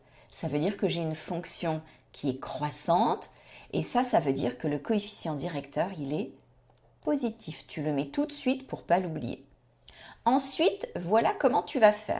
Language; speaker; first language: French; native; French